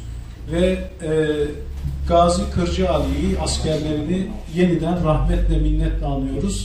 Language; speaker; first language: Turkish; native; Turkish